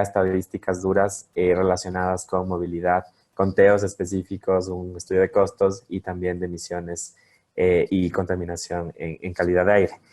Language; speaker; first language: Spanish; native; Spanish